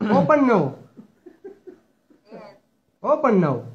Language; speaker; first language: English; non-native, learner; Urdu